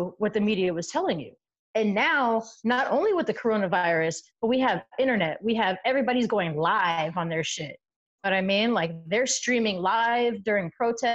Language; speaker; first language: English; native; English